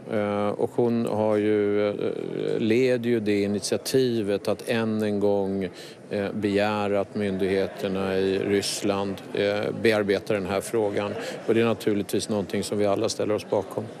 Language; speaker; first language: Swedish; native; Swedish